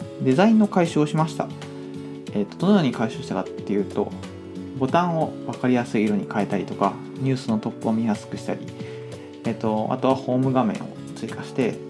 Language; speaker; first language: Japanese; native; Japanese